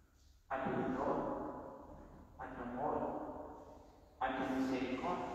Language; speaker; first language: Spanish; native; Spanish